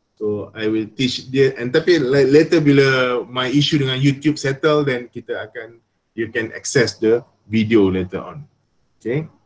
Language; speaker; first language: English; non-native, local second language; Malay